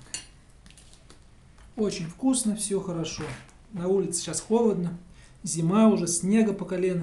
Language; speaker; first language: Russian; native; Russian